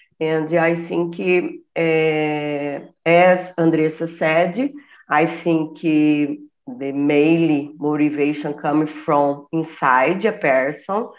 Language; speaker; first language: English; non-native, learner; Portuguese